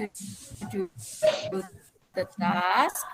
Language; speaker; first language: English; non-native, fluent; Indonesian